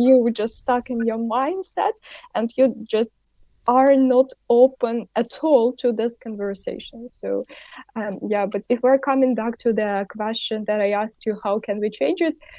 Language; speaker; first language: English; non-native, fluent; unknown